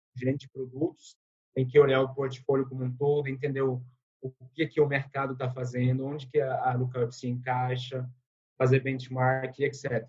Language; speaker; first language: Portuguese; non-native, fluent; French